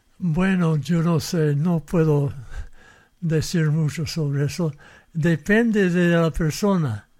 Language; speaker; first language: Spanish; non-native, fluent; English